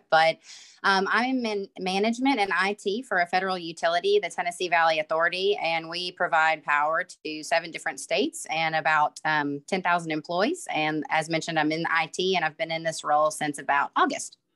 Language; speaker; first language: English; native; English